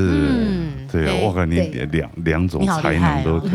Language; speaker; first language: Chinese; native; Chinese